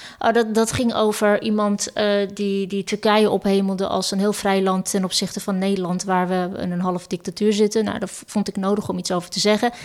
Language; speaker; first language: Dutch; early bilingual, other home language; Turkish